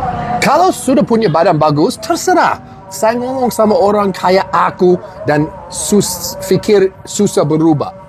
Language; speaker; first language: Indonesian; non-native, learner; English